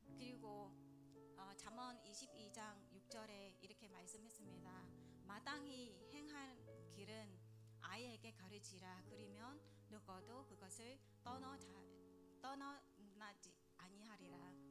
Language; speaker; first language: Korean; non-native, learner; Vietnamese